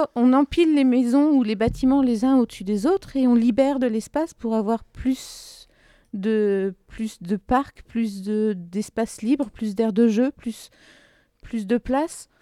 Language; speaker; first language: French; native; French